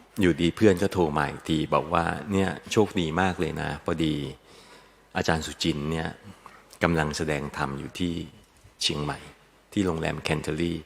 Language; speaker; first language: Thai; native; Thai